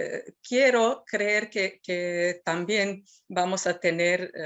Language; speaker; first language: Spanish; non-native, fluent; Serbian